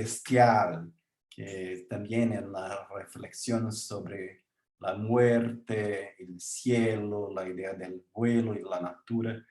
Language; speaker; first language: Spanish; non-native, learner; Portuguese